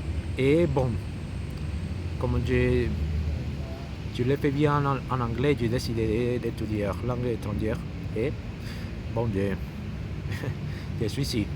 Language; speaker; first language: French; non-native, learner; Spanish